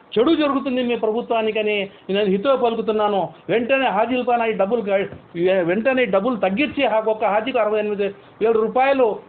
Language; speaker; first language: Telugu; non-native, local second language; Urdu